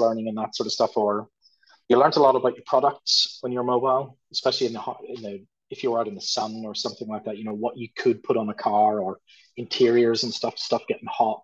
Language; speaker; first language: English; native; English